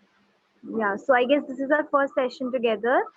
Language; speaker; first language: English; non-native, local second language; Hindi